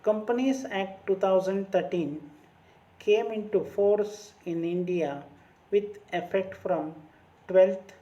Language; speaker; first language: English; non-native, local second language; Kannada